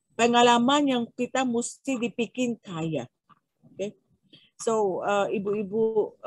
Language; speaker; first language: Indonesian; non-native, learner; Filipino